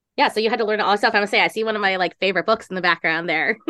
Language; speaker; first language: English; native; English